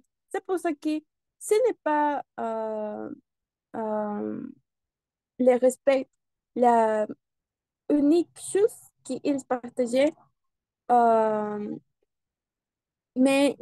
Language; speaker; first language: French; non-native, learner; Spanish